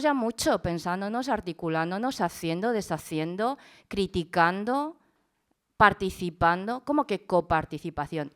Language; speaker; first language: Spanish; early bilingual, other home language; Chinese